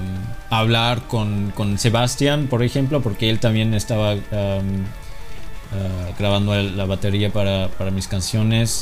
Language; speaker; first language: Spanish; non-native, fluent; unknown